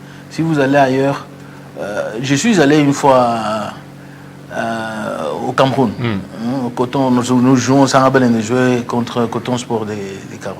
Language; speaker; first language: French; non-native, local second language; Luba-Lulua